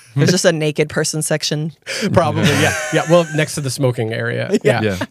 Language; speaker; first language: English; native; English